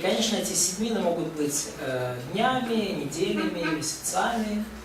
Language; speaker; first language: Russian; native; Russian